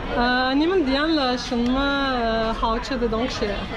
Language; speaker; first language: Chinese; non-native, learner; Turkish